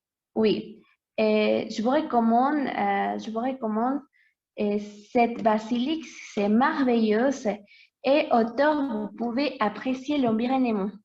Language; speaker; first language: French; non-native, learner; Portuguese